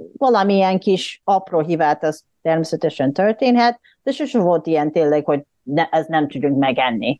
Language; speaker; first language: Hungarian; non-native, fluent; Japanese